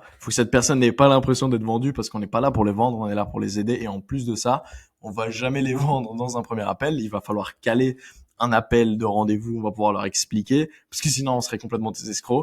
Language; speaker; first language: French; native; French